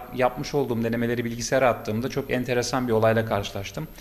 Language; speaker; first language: Turkish; native; Turkish